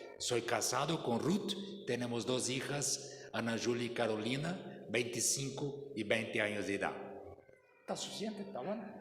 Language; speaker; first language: Spanish; non-native, fluent; Portuguese